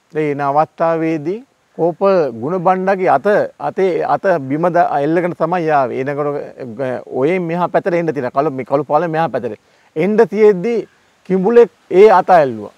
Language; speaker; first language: Sinhala; native; Sinhala